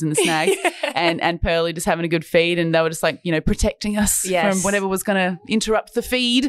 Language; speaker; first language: English; native; English